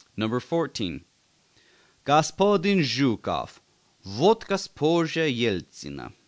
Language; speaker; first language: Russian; non-native, learner; English